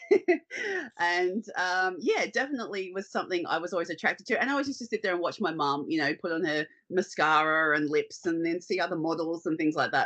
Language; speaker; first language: English; native; English